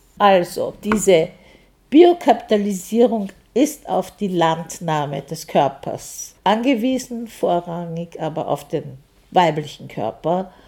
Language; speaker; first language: German; native; German